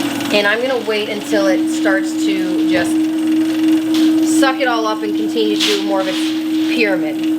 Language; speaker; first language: English; native; English